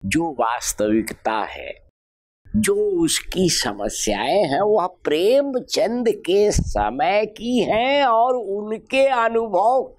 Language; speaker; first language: Hindi; native; Hindi